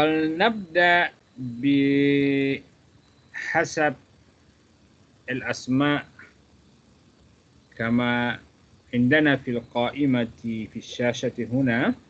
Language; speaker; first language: Arabic; non-native, fluent; Malay